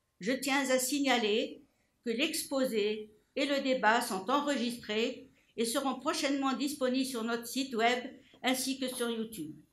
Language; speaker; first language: French; non-native, local second language; Arabic